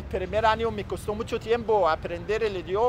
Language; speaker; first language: Spanish; non-native, fluent; Arabic